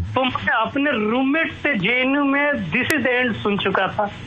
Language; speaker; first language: Hindi; native; Hindi